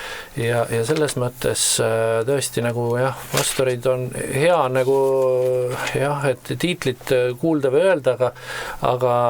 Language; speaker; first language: Estonian; native; Estonian